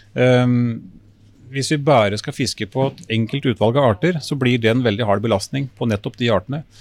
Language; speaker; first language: Norwegian; native; Norwegian